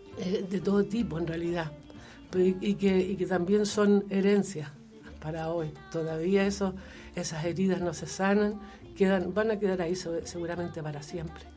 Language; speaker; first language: Spanish; native; Spanish